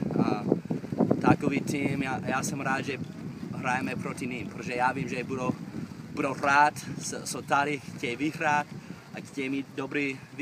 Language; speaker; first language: Czech; non-native, fluent; English